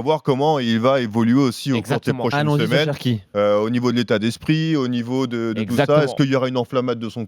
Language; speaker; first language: French; native; French